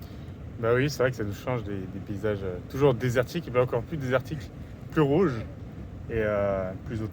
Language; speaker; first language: French; native; French